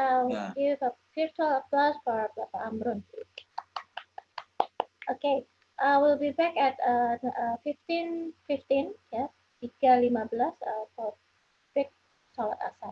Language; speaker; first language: English; non-native, fluent; Indonesian